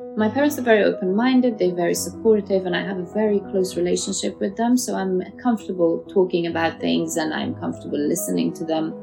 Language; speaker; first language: English; non-native, local second language; Persian